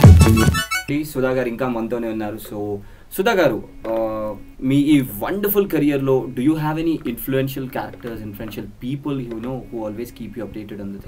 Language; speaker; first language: Telugu; native; Telugu